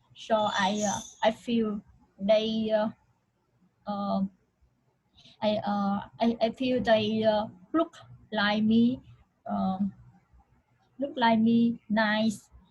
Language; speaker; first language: English; non-native, learner; Vietnamese